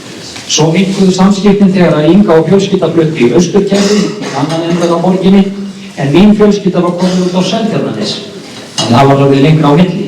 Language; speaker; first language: Icelandic; native; Icelandic